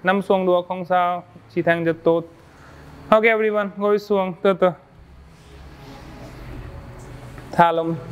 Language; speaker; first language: Vietnamese; non-native, learner; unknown